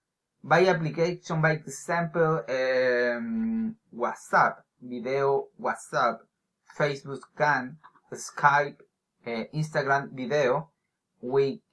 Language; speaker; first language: English; non-native, learner; Spanish